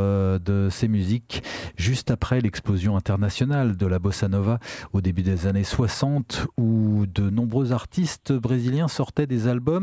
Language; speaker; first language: French; native; French